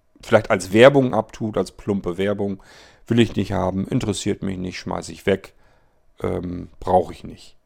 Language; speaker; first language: German; native; German